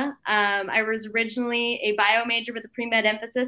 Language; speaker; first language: English; native; English